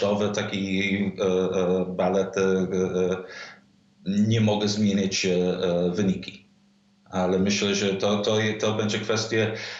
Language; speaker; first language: Polish; non-native, fluent; English